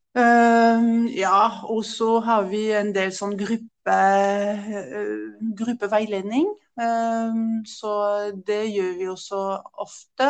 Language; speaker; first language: Norwegian; non-native, fluent; French